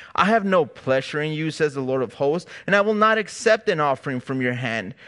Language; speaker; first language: English; native; English